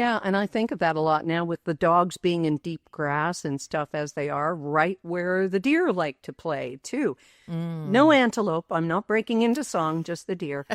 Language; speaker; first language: English; native; English